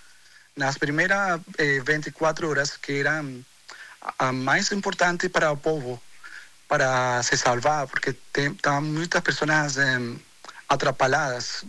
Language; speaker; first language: Portuguese; non-native, fluent; Spanish